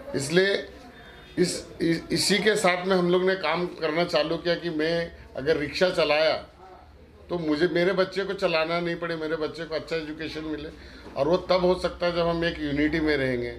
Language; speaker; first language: Hindi; native; Hindi